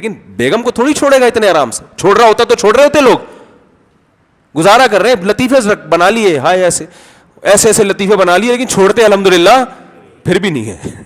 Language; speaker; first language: Urdu; native; Urdu